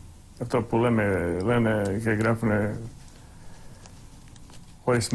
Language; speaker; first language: Greek; non-native, fluent; Croatian